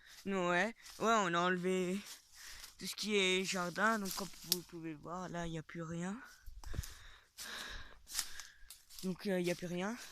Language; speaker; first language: French; native; French